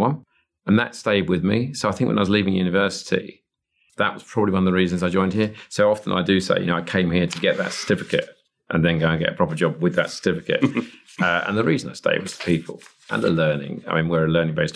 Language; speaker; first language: English; native; English